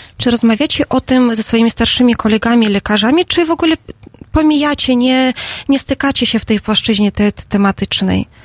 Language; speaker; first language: Polish; non-native, fluent; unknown